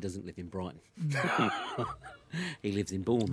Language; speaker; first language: English; native; English